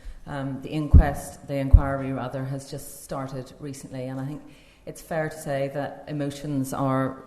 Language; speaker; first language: English; native; English